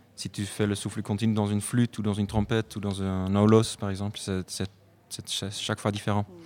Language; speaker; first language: French; non-native, fluent; Dutch